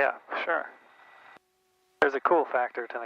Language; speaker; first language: English; native; English